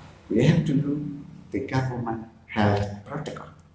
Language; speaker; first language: English; non-native, fluent; Indonesian